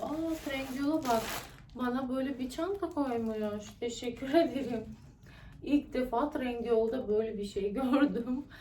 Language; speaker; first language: Turkish; non-native, fluent; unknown